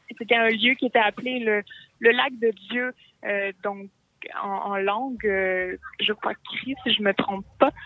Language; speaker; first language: French; native; French